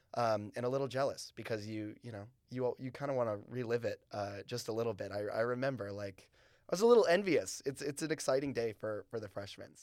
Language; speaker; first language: English; native; English